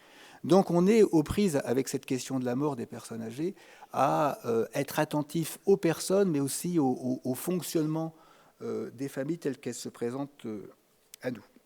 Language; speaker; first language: French; native; French